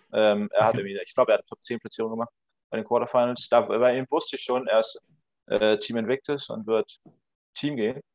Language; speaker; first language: German; native; German